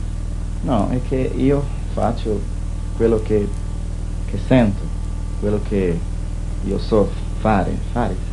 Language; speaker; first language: Italian; non-native, learner; Portuguese